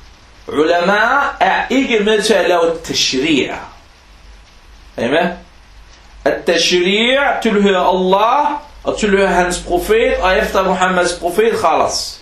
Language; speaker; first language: Danish; non-native, fluent; Arabic